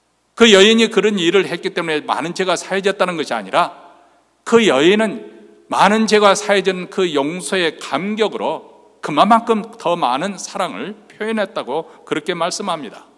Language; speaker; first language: Korean; native; Korean